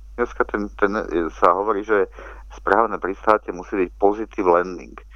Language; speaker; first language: Slovak; native; Slovak